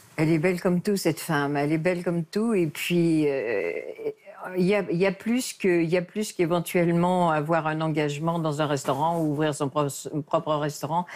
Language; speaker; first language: French; native; French